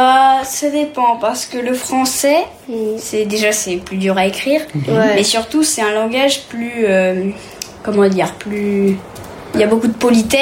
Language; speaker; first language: French; early bilingual, heritage; French